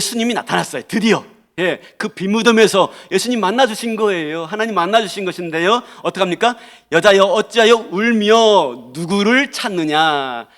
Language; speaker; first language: Korean; native; Korean